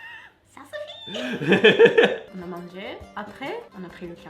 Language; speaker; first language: French; non-native, fluent; Japanese